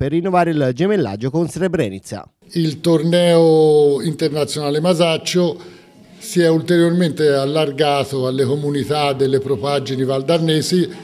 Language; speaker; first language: Italian; native; Italian